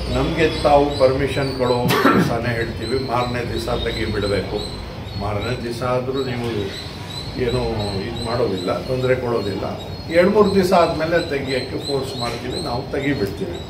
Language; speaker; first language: Kannada; non-native, local second language; Urdu